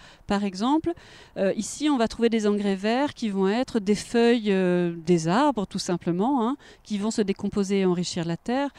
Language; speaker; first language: French; native; French